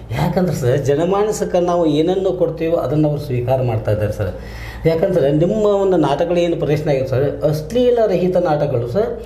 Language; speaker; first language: Kannada; native; Kannada